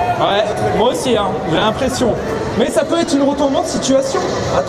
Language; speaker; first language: French; native; French